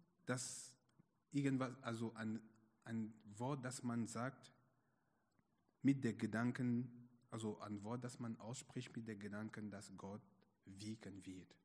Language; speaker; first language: German; non-native, fluent; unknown